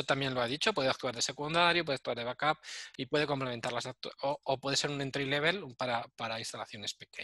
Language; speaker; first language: Spanish; native; Spanish